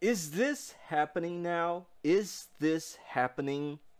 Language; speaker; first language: English; non-native, fluent; Portuguese